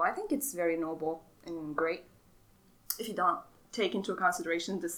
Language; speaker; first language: English; non-native, fluent; Arabic